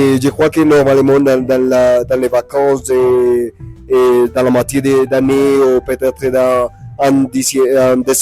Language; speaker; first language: French; non-native, learner; Spanish